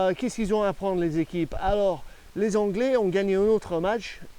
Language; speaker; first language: French; non-native, fluent; English